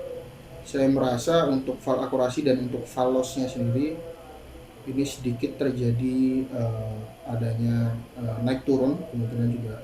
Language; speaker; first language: Indonesian; native; Indonesian